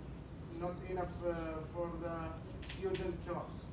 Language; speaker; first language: English; non-native, learner; Arabic